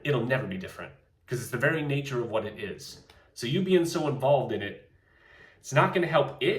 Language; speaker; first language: English; native; English